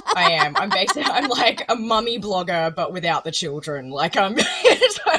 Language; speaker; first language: English; native; English